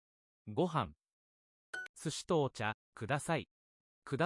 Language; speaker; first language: Japanese; non-native, learner; English